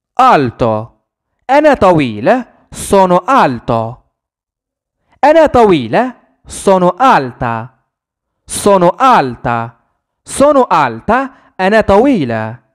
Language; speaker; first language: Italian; non-native, fluent; Arabic